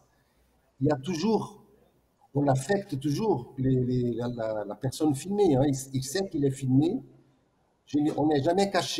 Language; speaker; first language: French; non-native, fluent; Portuguese